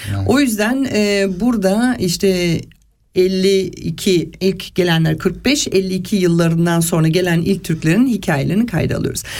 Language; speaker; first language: Turkish; early bilingual, heritage; Turkish